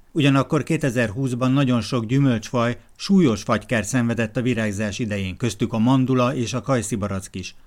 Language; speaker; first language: Hungarian; native; Hungarian